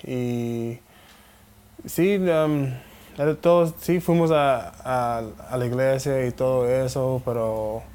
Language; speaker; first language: Spanish; early bilingual, heritage; Spanish